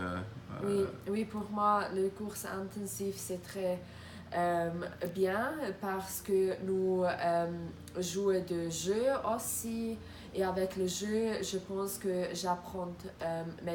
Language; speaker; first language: French; non-native, learner; Croatian